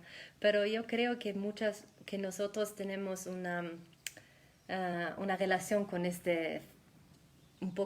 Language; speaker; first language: Spanish; non-native, fluent; German